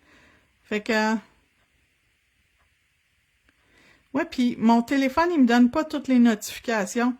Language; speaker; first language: French; native; French